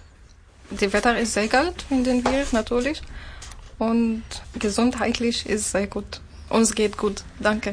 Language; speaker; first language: German; non-native, learner; Arabic